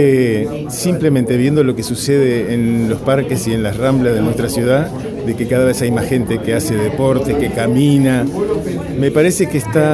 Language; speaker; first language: Spanish; native; Spanish